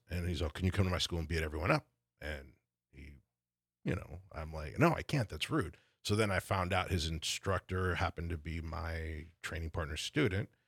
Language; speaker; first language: English; native; English